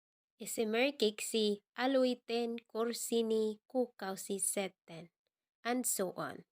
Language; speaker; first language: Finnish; non-native, learner; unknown